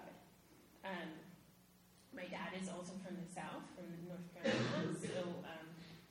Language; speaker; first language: English; native; English